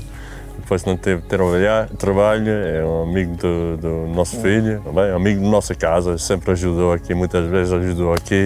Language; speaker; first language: Portuguese; non-native, fluent; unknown